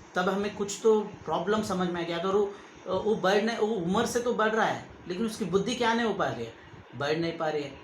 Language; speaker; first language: Hindi; non-native, local second language; Kannada